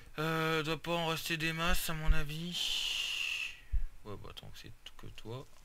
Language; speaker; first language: French; native; French